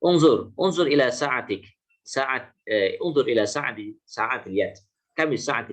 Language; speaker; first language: Arabic; non-native, fluent; Indonesian